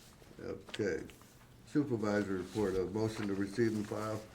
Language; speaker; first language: English; native; English